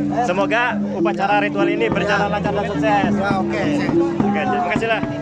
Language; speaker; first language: Indonesian; non-native, local second language; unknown